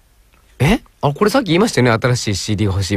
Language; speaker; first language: Japanese; native; Japanese